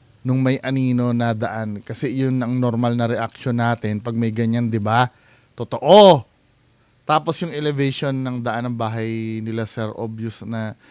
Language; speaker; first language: Filipino; native; Filipino